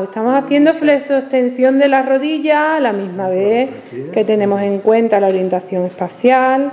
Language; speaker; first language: Spanish; native; Spanish